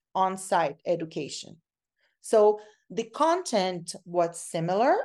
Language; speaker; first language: English; non-native, fluent; Portuguese